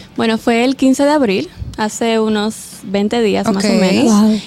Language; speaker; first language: Spanish; native; Spanish